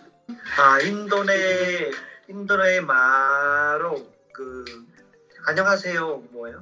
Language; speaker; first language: Korean; non-native, learner; Vietnamese